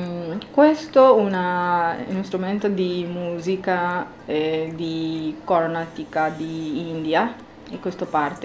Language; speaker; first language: Italian; non-native, learner; Bangla